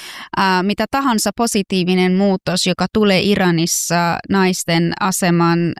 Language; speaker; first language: Finnish; early bilingual, other home language; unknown